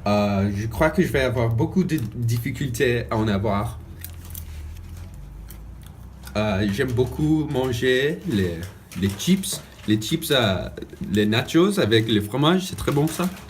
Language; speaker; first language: French; non-native, learner; English